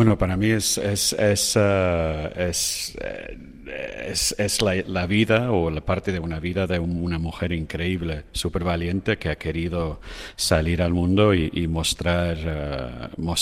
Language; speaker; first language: Spanish; non-native, fluent; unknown